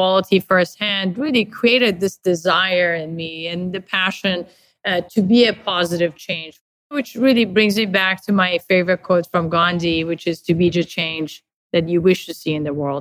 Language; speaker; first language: English; non-native, fluent; Persian